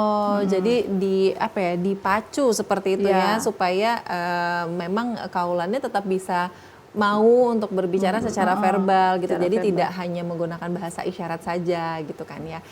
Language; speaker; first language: Indonesian; native; Indonesian